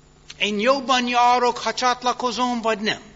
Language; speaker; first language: Hungarian; early bilingual, heritage; English